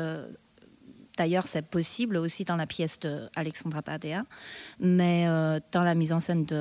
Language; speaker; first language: French; non-native, fluent; Chinese